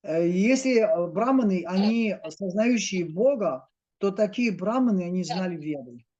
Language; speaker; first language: Russian; native; Russian